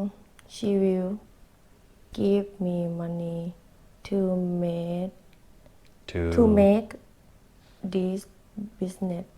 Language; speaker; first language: English; non-native, learner; Thai